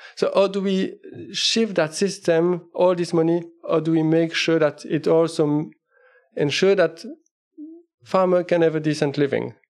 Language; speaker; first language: English; non-native, fluent; French